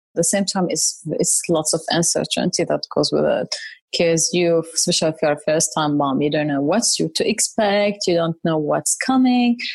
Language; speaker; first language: English; non-native, fluent; Arabic